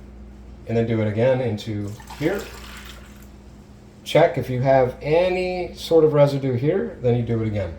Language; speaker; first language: English; native; English